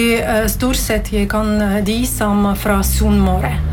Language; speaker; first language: Norwegian; non-native, learner; Latvian